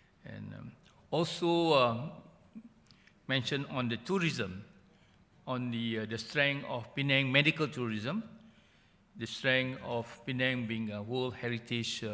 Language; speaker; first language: English; non-native, local second language; Malay